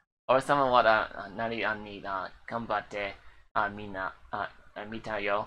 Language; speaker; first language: Japanese; non-native, learner; English